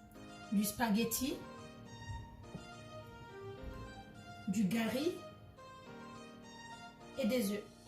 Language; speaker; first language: French; non-native, fluent; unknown